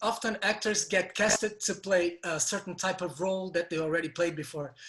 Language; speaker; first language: English; non-native, fluent; Portuguese